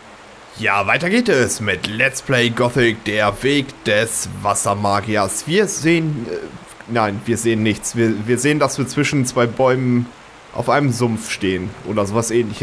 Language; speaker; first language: German; native; German